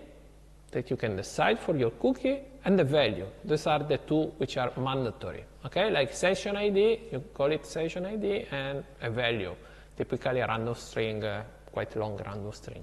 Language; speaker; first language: English; non-native, fluent; Italian